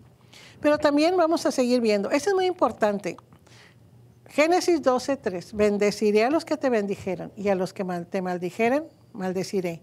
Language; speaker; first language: Spanish; native; Spanish